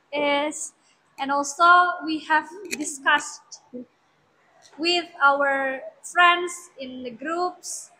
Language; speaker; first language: English; non-native, learner; Indonesian